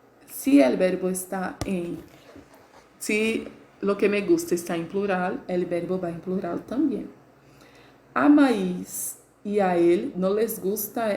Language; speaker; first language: Spanish; non-native, learner; Portuguese